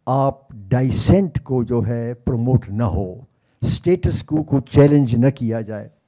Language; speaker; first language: Urdu; native; Urdu